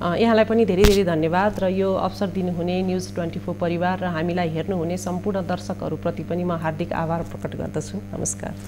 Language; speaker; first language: Nepali; native; Nepali